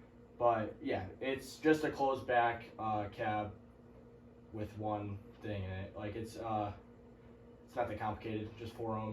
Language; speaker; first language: English; native; English